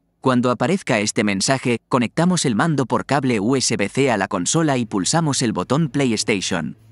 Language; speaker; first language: Spanish; native; Spanish